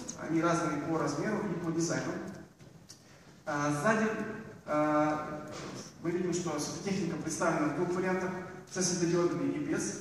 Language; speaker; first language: Russian; native; Russian